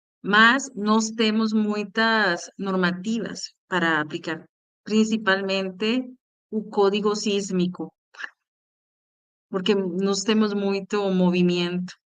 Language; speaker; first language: Portuguese; non-native, learner; Spanish